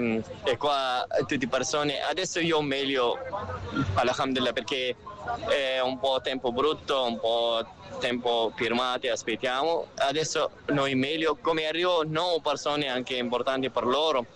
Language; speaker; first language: Italian; non-native, learner; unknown